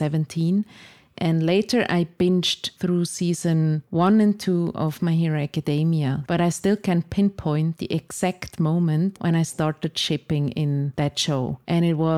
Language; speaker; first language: English; non-native, fluent; Swiss German